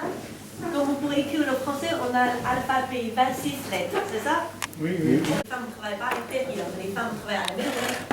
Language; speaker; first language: French; non-native, learner; Chinese